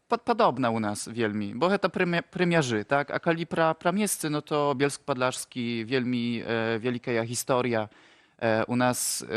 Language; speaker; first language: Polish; non-native, local second language; Ukrainian